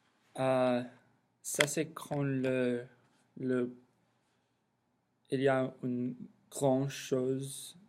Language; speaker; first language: French; non-native, learner; English